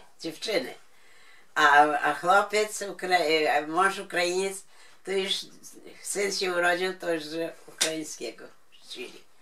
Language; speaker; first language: Polish; non-native, local second language; Ukrainian